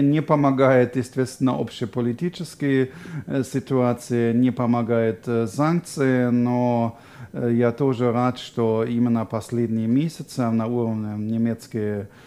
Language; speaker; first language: Russian; non-native, fluent; German